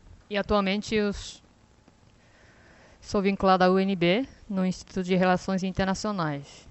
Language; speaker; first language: Portuguese; non-native, fluent; Japanese